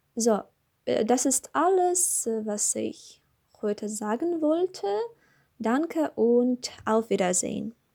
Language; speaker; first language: German; non-native, learner; Russian